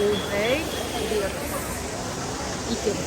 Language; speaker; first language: Turkish; non-native, fluent; Albanian